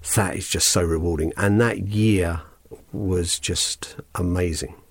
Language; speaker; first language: English; native; English